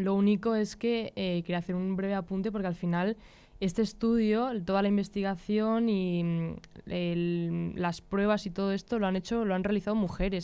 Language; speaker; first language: Spanish; native; Spanish